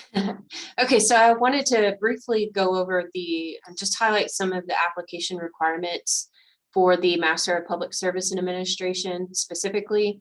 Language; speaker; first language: English; native; English